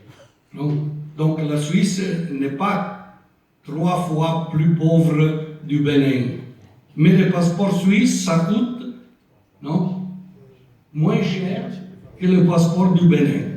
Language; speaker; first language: French; non-native, local second language; Italian